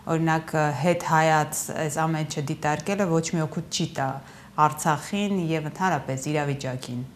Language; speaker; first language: Armenian; native; Armenian